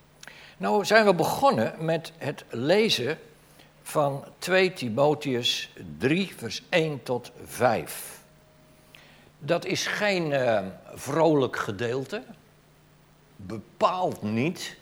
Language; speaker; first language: Dutch; native; Dutch